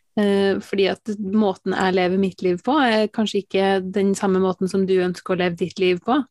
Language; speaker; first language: Norwegian; native; Norwegian